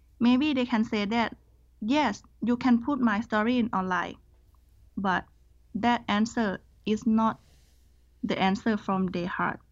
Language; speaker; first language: English; non-native, learner; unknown